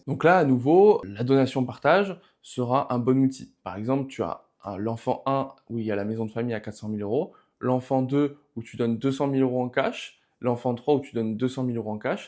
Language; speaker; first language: French; native; French